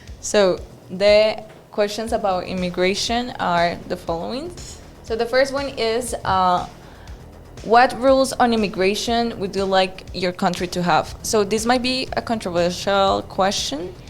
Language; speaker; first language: English; non-native, fluent; Spanish